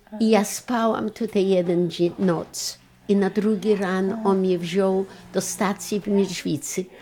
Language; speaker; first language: Polish; non-native, local second language; Yiddish